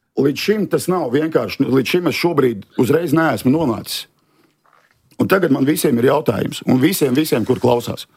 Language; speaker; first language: Latvian; native; Latvian